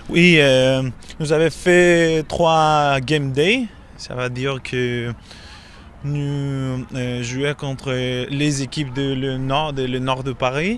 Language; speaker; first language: French; non-native, learner; English